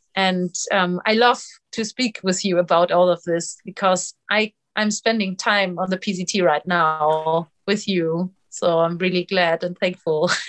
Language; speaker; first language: English; non-native, fluent; German